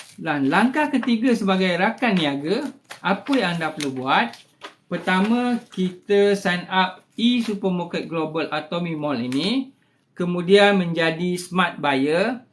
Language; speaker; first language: Malay; native; Malay